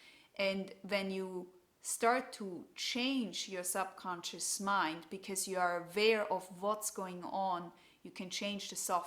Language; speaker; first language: English; non-native, fluent; German